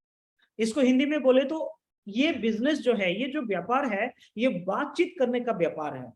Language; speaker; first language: Hindi; native; Hindi